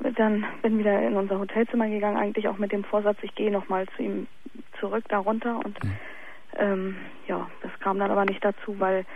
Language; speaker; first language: German; native; German